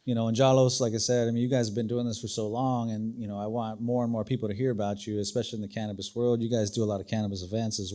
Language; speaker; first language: English; native; English